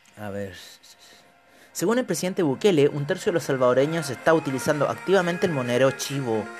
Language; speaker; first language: Spanish; native; Spanish